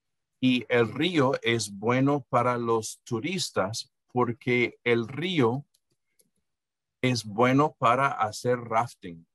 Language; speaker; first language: Spanish; non-native, fluent; English